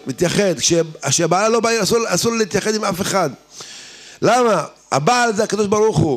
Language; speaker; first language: Hebrew; native; Hebrew